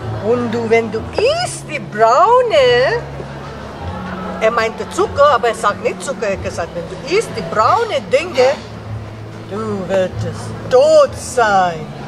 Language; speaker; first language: German; non-native, learner; Tibetan